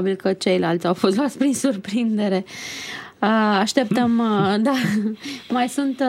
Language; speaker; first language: Romanian; native; Romanian